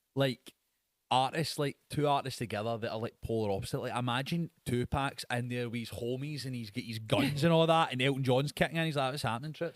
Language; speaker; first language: English; native; English